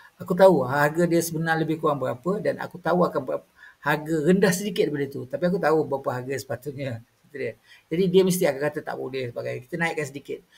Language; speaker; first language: Malay; native; Malay